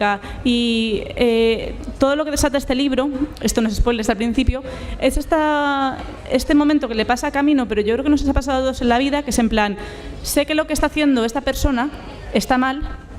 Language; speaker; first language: Spanish; native; Spanish